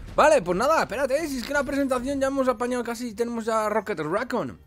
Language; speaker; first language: Spanish; native; Spanish